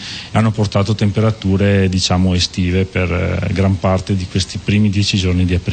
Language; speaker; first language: Italian; native; Italian